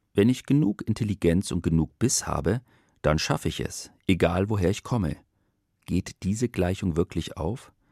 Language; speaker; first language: German; native; German